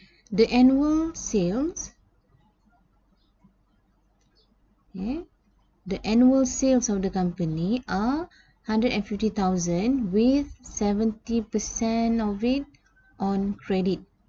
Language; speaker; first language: English; non-native, local second language; Malay